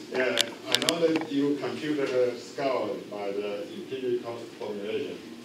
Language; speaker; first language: English; non-native, fluent; Chinese